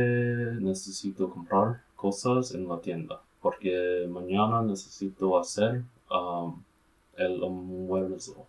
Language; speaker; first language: Spanish; non-native, learner; English